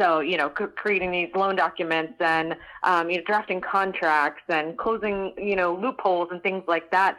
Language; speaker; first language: English; native; English